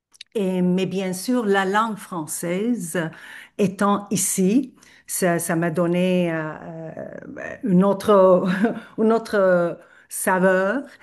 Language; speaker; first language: French; non-native, fluent; Turkish